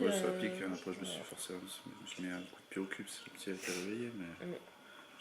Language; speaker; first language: French; native; French